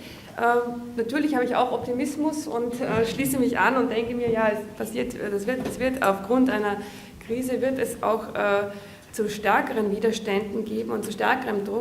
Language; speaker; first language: German; native; German